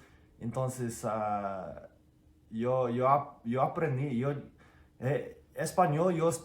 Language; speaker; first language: Spanish; non-native, fluent; English